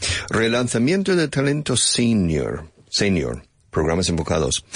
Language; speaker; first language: Spanish; non-native, fluent; English